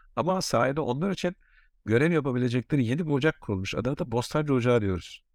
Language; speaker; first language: Turkish; native; Turkish